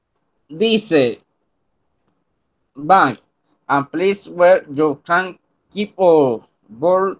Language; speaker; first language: English; non-native, learner; Spanish